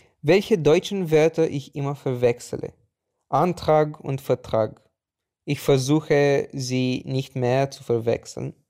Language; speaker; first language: German; non-native, fluent; Romanian